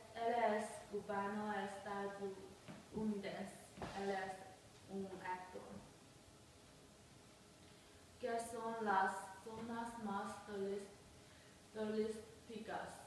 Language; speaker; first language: Spanish; non-native, learner; English